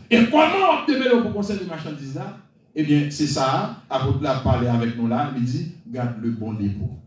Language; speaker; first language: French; non-native, local second language; Haitian Creole